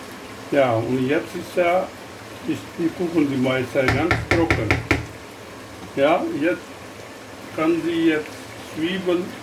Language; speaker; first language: German; non-native, learner; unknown